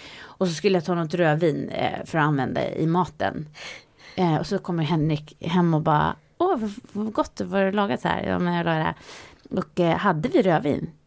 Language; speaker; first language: Swedish; native; Swedish